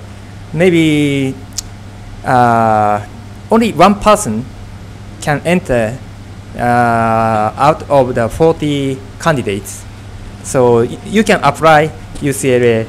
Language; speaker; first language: English; non-native, fluent; Japanese